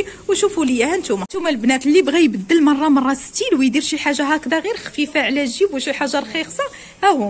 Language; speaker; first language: Arabic; native; Arabic